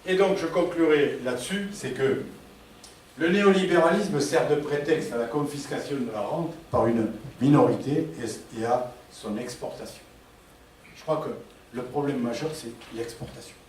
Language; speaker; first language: French; native; French